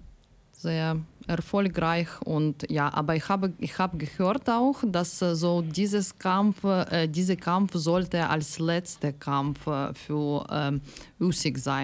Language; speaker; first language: German; non-native, learner; Ukrainian